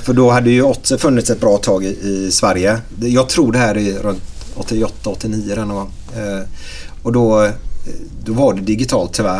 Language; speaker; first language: Swedish; native; Swedish